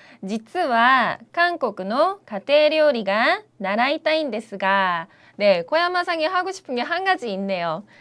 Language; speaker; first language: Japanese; non-native, fluent; Korean